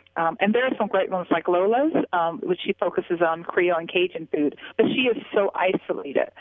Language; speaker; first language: English; native; English